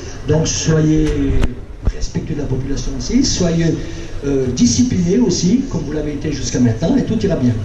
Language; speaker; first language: French; native; French